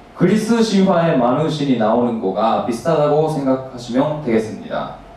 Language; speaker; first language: Korean; non-native, learner; Japanese